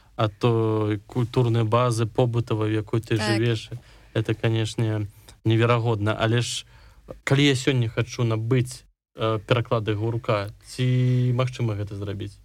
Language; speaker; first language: Belarusian; non-native, local second language; Russian